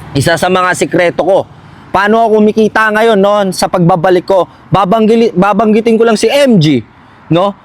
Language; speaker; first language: Filipino; native; Filipino